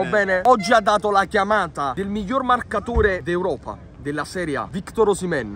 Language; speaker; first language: Italian; native; Italian